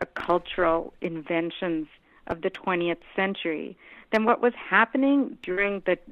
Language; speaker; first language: English; non-native, local second language; Hindi